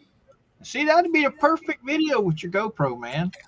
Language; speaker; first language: English; native; English